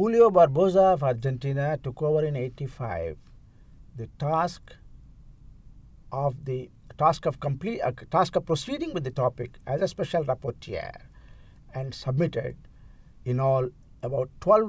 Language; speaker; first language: English; non-native, local second language; Telugu